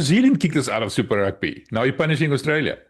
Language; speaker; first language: English; non-native, local second language; Afrikaans